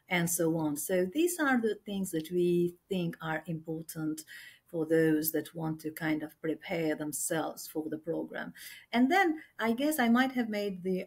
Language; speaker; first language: English; non-native, fluent; Albanian